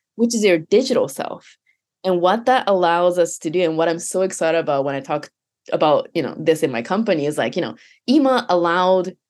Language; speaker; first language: English; non-native, fluent; Japanese